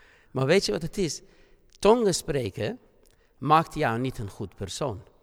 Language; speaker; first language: Dutch; non-native, fluent; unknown